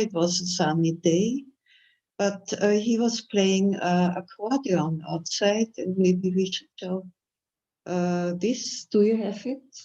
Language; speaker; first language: English; non-native, fluent; German